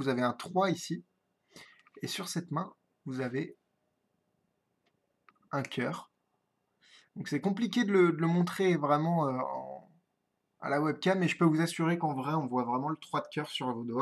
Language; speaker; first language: French; native; French